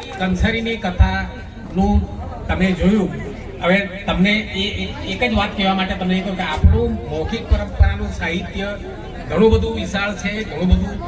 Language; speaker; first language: Gujarati; non-native, local second language; Kukna